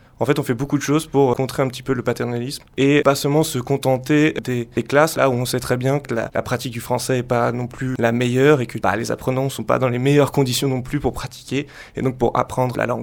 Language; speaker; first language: French; native; French